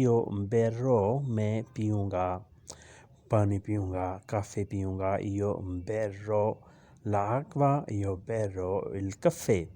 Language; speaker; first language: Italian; non-native, learner; Urdu